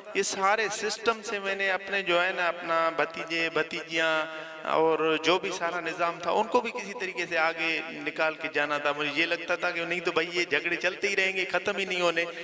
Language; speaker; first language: Urdu; non-native, local second language; Saraiki